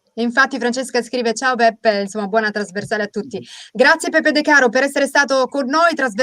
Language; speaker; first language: Italian; native; Italian